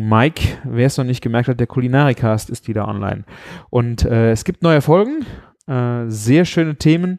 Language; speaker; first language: German; native; German